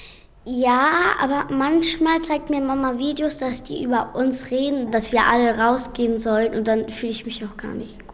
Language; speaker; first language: German; early bilingual, other home language; Arabic